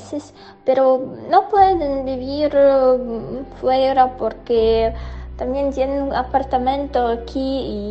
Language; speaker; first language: Spanish; non-native, fluent; Ukrainian